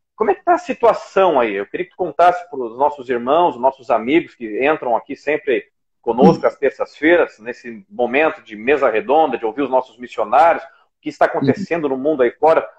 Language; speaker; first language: Portuguese; native; Portuguese